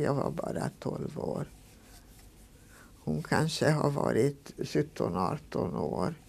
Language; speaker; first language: Swedish; non-native, fluent; Hungarian